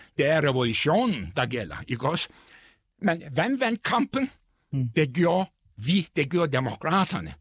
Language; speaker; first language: Danish; non-native, fluent; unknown